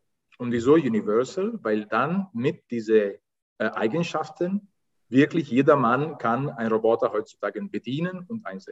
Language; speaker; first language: German; non-native, fluent; Italian